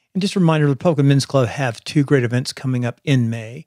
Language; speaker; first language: English; native; English